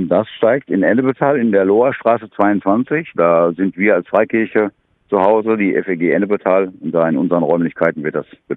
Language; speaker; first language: German; native; German